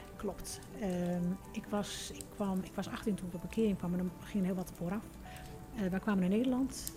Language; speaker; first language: Dutch; early bilingual, other home language; Turkish